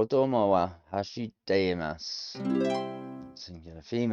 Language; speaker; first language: Japanese; non-native, learner; English